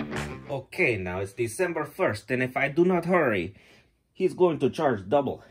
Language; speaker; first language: English; native; English